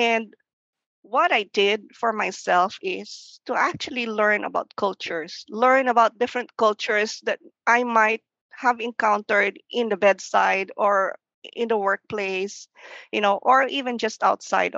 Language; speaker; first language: English; non-native, local second language; Filipino